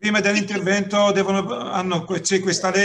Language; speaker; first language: Italian; non-native, fluent; Arabic